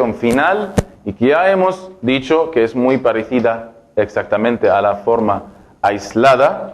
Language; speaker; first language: Spanish; non-native, fluent; Arabic